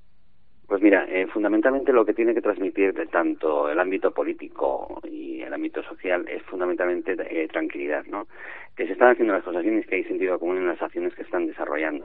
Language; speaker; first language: Spanish; native; Spanish